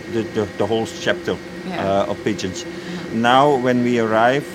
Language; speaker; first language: English; non-native, fluent; Dutch